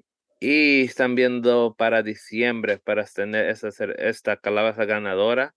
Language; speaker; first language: Spanish; early bilingual, heritage; Spanish